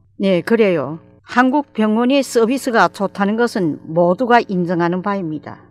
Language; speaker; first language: Korean; native; Korean